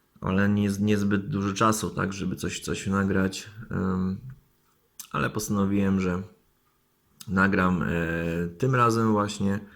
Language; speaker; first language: Polish; native; Polish